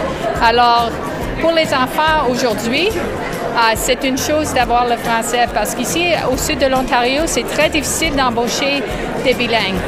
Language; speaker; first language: French; non-native, local second language; English